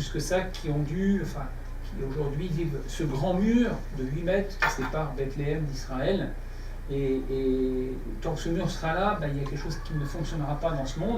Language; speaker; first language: French; native; French